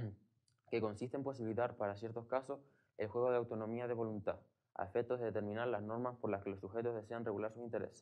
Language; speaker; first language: Spanish; native; Spanish